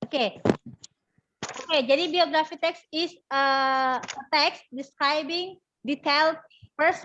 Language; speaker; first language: English; non-native, learner; Indonesian